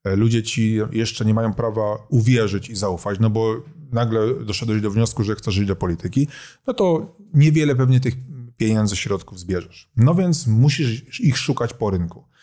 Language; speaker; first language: Polish; native; Polish